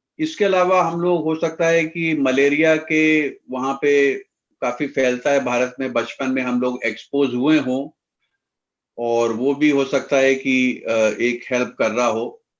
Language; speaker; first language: Hindi; native; Hindi